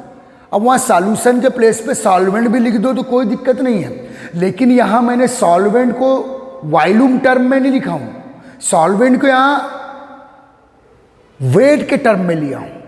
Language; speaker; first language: Hindi; native; Hindi